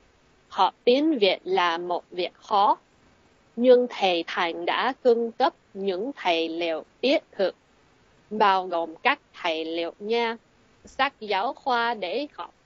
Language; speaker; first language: Vietnamese; non-native, learner; English